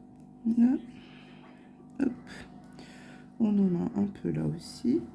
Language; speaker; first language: French; native; French